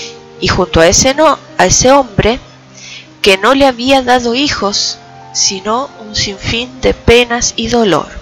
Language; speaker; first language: Spanish; native; Spanish